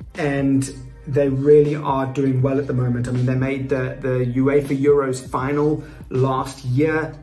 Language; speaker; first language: English; native; English